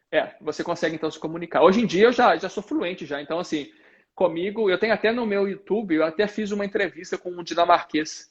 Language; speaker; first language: Portuguese; native; Portuguese